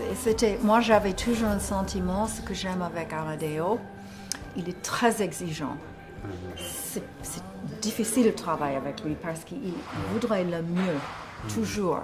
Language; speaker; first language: French; non-native, fluent; English